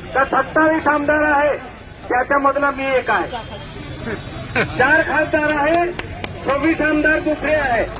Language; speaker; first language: Marathi; non-native, local second language; Bhili